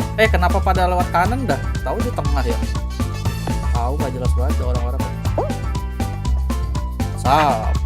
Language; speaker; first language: Indonesian; native; Indonesian